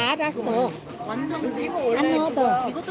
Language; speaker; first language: Korean; non-native, learner; Vietnamese